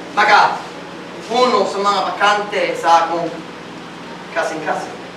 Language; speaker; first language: Cebuano; non-native, fluent; English